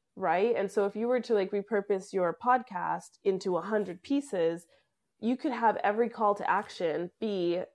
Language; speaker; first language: English; native; English